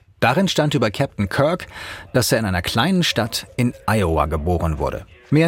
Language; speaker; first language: German; native; German